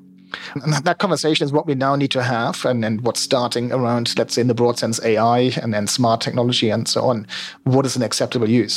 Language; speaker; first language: English; non-native, fluent; German